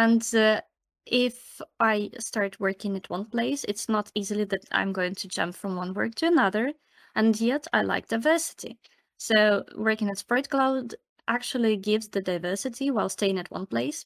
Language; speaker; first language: English; non-native, fluent; Ukrainian